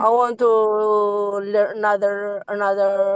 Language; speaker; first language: English; non-native, learner; Chinese